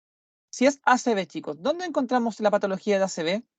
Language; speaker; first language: Spanish; native; Spanish